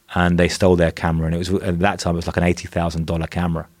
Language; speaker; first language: English; native; English